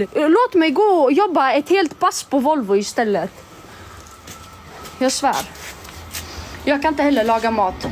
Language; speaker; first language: Swedish; early bilingual, other home language; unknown